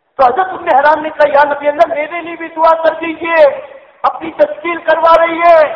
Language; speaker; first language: Urdu; native; Urdu